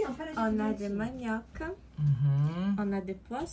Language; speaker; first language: French; non-native, learner; Portuguese